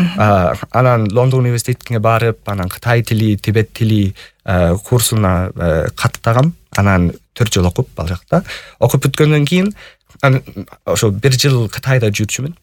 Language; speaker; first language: Kyrgyz; non-native, fluent; English